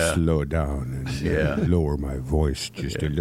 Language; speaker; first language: English; native; English